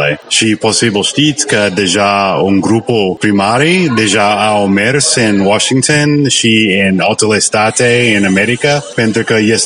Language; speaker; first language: Romanian; non-native, learner; English